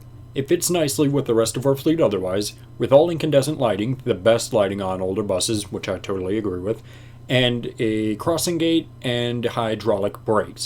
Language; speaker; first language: English; native; English